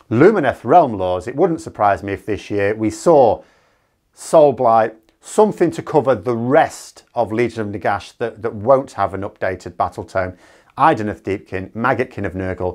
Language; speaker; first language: English; native; English